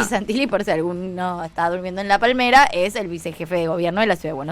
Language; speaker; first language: Spanish; native; Spanish